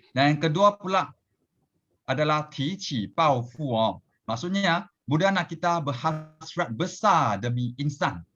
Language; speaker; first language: Malay; non-native, local second language; Chinese